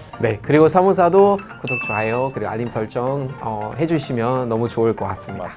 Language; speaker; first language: Korean; non-native, fluent; German